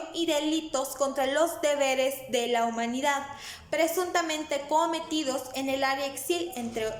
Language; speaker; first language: Spanish; native; Spanish